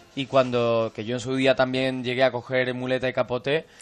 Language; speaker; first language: Spanish; native; Spanish